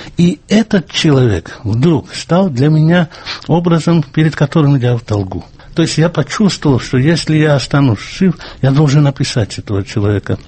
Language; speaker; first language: Russian; non-native, local second language; Georgian